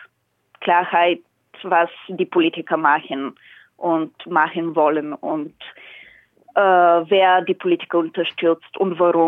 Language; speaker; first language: German; non-native, fluent; Bulgarian